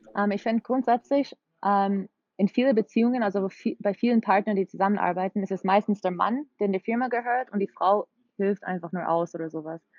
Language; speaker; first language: German; non-native, fluent; English